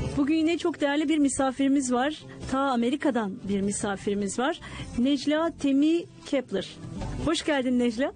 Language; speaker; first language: Turkish; native; Turkish